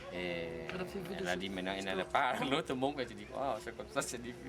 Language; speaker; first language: French; non-native, fluent; Vietnamese